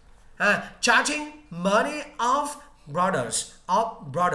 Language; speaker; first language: English; non-native, learner; Vietnamese